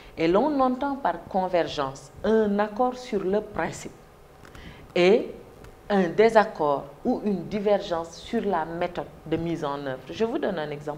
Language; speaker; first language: French; non-native, local second language; Wolof